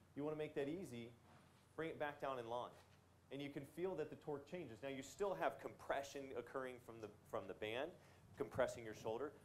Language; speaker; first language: English; native; English